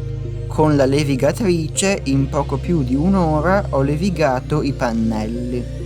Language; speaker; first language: Italian; native; Italian